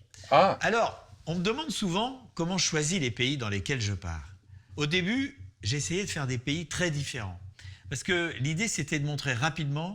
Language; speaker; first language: French; native; French